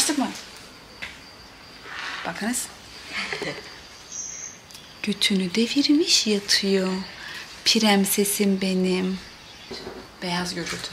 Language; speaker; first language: Turkish; native; Turkish